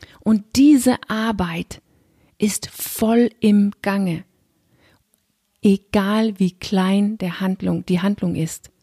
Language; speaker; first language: German; non-native, fluent; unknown